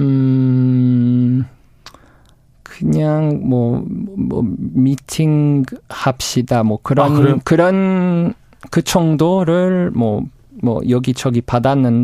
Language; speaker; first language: Korean; non-native, fluent; English